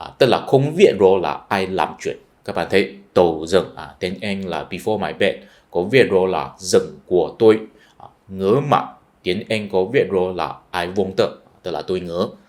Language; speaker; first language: Vietnamese; non-native, fluent; Chinese